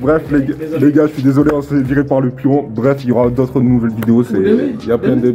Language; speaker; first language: French; native; French